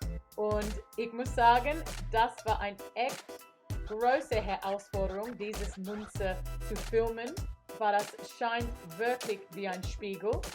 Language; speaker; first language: German; non-native, learner; English